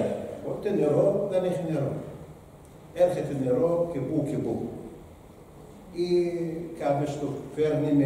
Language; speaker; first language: Greek; non-native, learner; Arabic